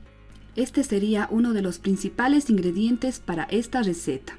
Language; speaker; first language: Spanish; native; Spanish